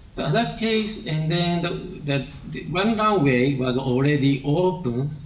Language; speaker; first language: English; non-native, learner; Japanese